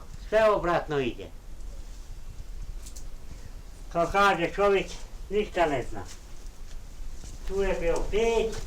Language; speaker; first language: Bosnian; non-native, local second language; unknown